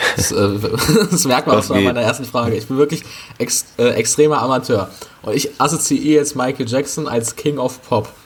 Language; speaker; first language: German; early bilingual, other home language; Turkish